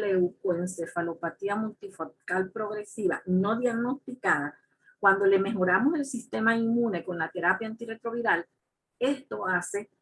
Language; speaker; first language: Spanish; native; Spanish